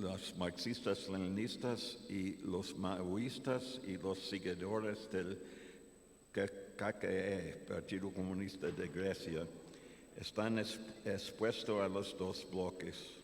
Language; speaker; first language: Spanish; non-native, fluent; English